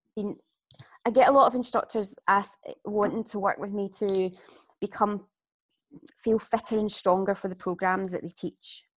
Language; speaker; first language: English; native; English